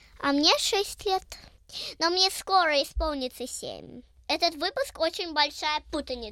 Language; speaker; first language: Russian; early bilingual, heritage; Russian